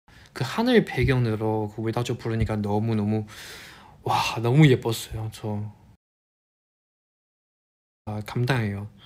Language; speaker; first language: Korean; non-native, fluent; Chinese